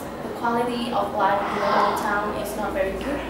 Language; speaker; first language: English; non-native, learner; Vietnamese